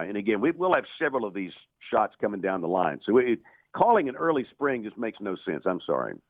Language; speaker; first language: English; native; English